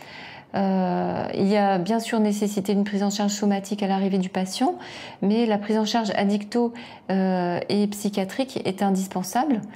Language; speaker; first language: French; native; French